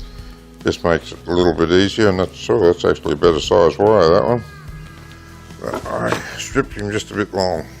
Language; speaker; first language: English; native; English